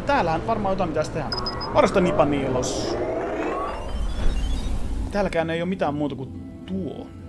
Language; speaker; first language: Finnish; native; Finnish